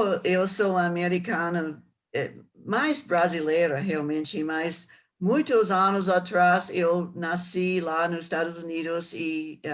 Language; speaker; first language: Portuguese; non-native, learner; English